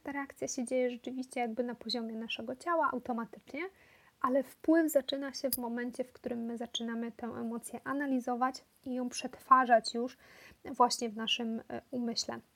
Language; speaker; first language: Polish; native; Polish